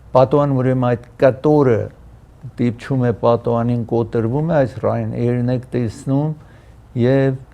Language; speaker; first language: Armenian; early bilingual, heritage; Armenian